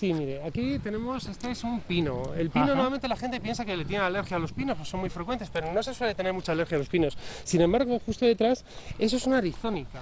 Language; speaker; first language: Spanish; native; Spanish